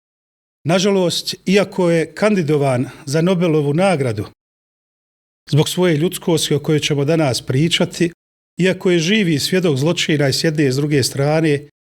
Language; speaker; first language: Bosnian; native; Bosnian